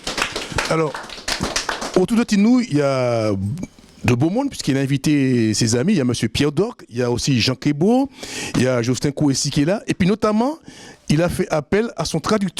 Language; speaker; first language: French; native; French